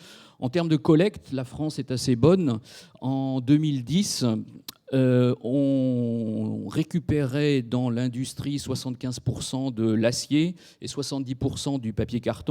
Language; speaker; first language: French; native; French